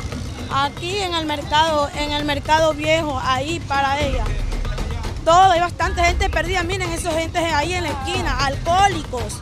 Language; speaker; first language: Spanish; native; Spanish